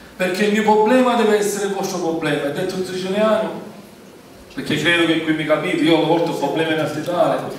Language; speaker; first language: Italian; native; Italian